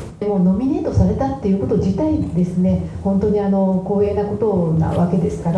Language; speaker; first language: Japanese; native; Japanese